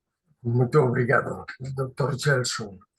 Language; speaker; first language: Portuguese; non-native, learner; Spanish